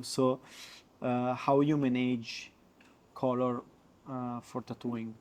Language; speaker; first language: English; non-native, learner; Italian